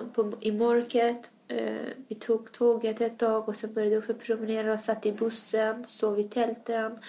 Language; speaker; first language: Swedish; non-native, fluent; Persian